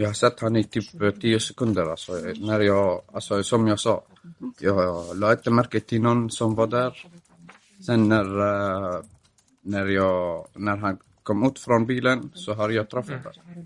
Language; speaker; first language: Swedish; non-native, fluent; Arabic